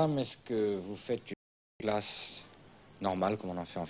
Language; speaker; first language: French; native; French